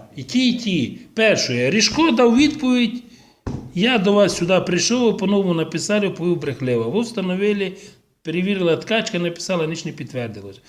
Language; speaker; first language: Ukrainian; native; Ukrainian